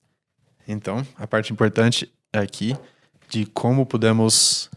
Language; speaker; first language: Portuguese; non-native, fluent; English